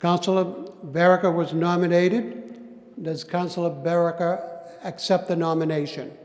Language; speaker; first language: English; native; English